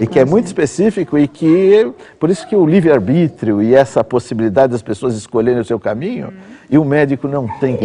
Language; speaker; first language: Portuguese; native; Portuguese